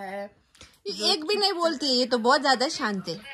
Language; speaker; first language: Hindi; non-native, local second language; Nepali